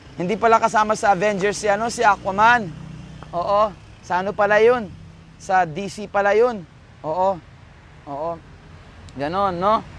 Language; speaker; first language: Filipino; non-native, local second language; Pampanga